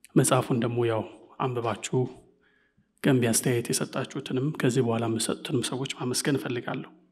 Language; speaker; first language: Amharic; native; Amharic